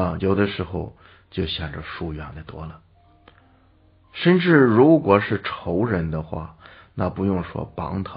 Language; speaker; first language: Chinese; native; Chinese